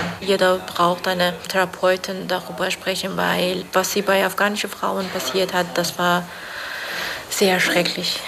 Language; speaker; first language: German; non-native, fluent; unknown